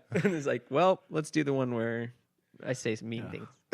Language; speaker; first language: English; native; English